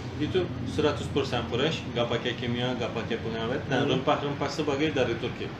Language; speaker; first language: Indonesian; non-native, fluent; Turkish